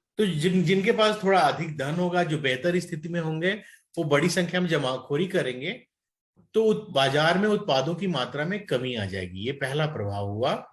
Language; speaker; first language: Hindi; native; Hindi